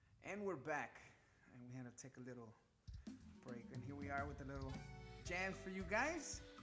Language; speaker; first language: English; early bilingual, other home language; Spanish